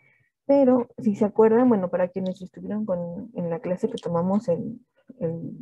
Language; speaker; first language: Spanish; native; Spanish